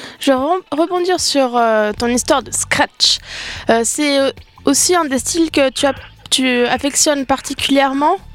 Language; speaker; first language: French; native; French